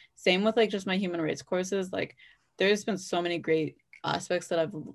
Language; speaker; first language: English; native; English